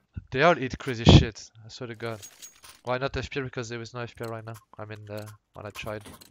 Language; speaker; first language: English; non-native, fluent; French